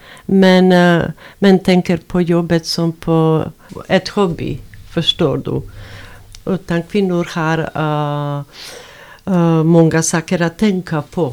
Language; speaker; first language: Swedish; non-native, fluent; Bosnian